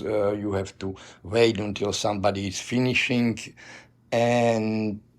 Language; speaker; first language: English; non-native, learner; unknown